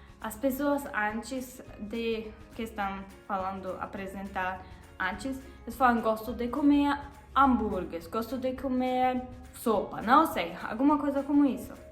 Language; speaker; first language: Portuguese; non-native, learner; German